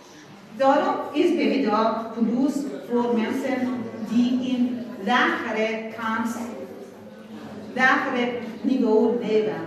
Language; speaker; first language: Dutch; non-native, fluent; Persian